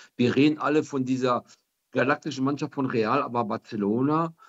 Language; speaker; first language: German; native; German